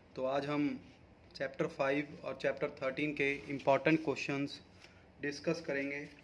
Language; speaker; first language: Hindi; non-native, local second language; Punjabi